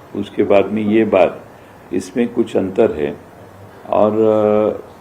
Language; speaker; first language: Hindi; non-native, local second language; Marathi